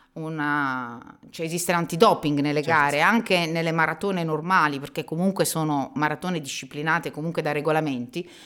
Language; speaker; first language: Italian; native; Italian